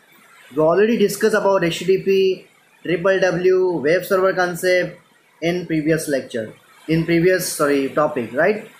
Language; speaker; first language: English; non-native, local second language; Marathi